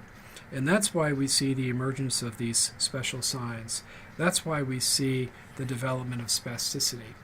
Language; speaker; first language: English; native; English